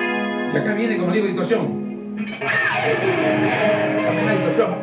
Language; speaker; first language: Spanish; native; Spanish